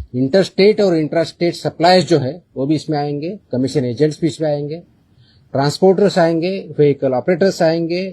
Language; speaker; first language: Hindi; non-native, local second language; Marathi